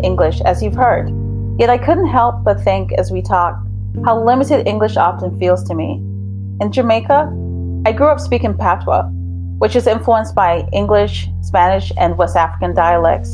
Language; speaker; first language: English; non-native, local second language; Jamaican Creole English